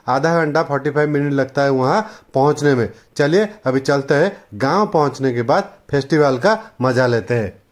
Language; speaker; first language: Hindi; non-native, local second language; Odia